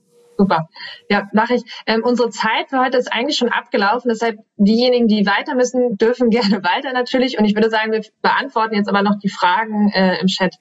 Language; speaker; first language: German; native; German